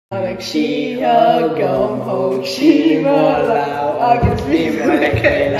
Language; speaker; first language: Irish; non-native, learner; English